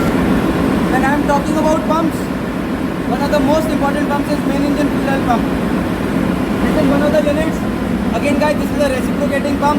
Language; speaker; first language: English; non-native, local second language; Hindi